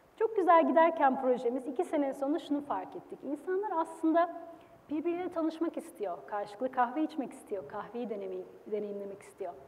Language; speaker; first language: Turkish; native; Turkish